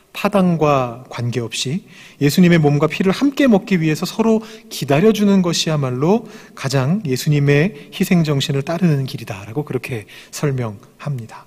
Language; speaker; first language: Korean; native; Korean